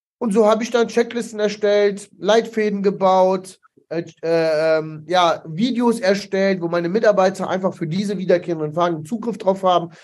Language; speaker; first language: German; early bilingual, other home language; Italian